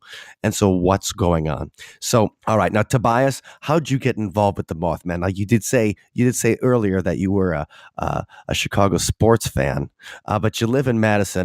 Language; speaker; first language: English; native; English